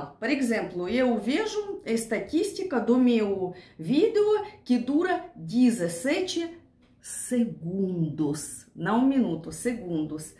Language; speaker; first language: Portuguese; non-native, learner; Russian